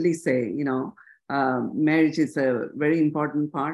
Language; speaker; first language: English; non-native, local second language; Tamil